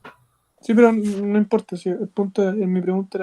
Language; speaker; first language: Spanish; native; Spanish